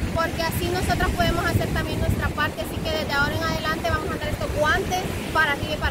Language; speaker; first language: Spanish; native; Spanish